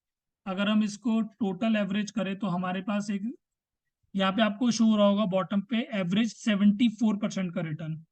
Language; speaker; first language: Hindi; native; Hindi